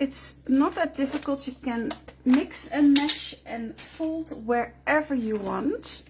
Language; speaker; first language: English; non-native, fluent; Dutch